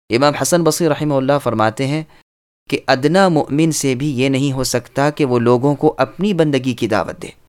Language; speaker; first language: Urdu; native; Urdu